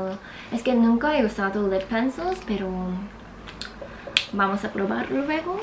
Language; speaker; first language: Spanish; non-native, learner; Korean